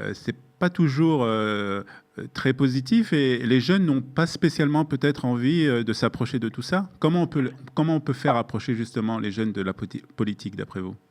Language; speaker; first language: French; native; French